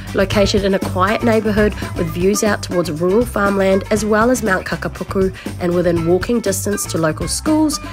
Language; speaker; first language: English; native; English